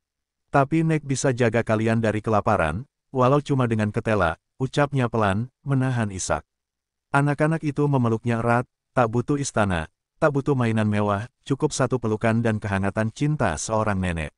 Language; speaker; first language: Indonesian; native; Indonesian